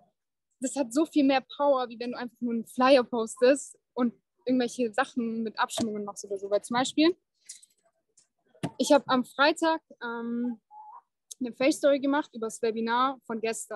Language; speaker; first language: German; native; German